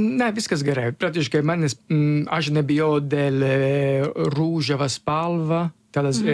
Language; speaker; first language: Lithuanian; non-native, learner; Italian